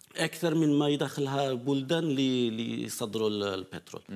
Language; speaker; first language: Arabic; non-native, fluent; Turkish